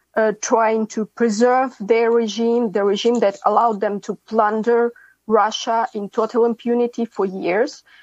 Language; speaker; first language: English; non-native, fluent; Ukrainian